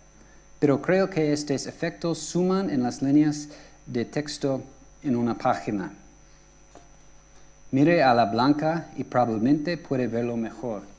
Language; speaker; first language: Spanish; non-native, fluent; English